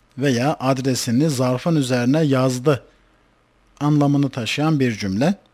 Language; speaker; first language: Turkish; native; Turkish